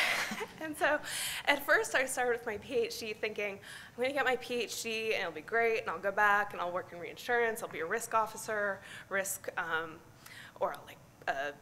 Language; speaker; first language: English; native; English